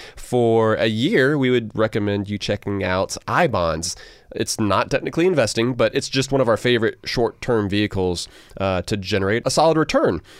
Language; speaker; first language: English; native; English